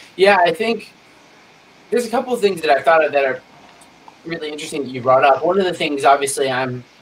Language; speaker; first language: English; native; English